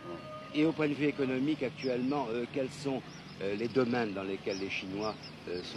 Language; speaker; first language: French; native; French